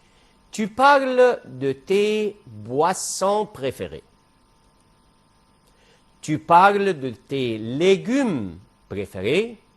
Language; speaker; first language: French; non-native, fluent; Arabic